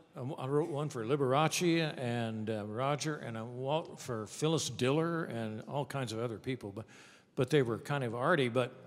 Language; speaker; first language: English; native; English